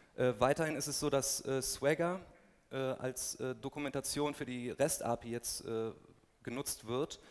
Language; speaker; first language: German; native; German